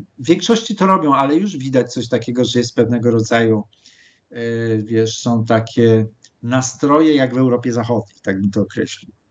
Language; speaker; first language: Polish; native; Polish